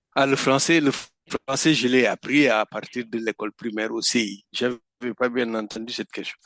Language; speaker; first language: French; non-native, local second language; Fula